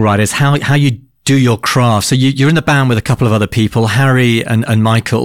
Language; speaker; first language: English; native; English